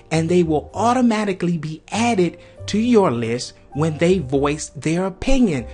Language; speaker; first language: English; native; English